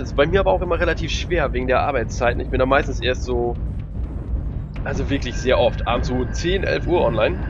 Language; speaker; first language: German; native; German